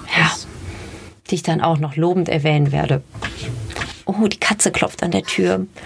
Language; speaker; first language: German; native; German